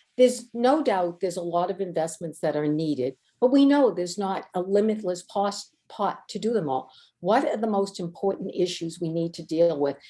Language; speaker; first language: English; native; English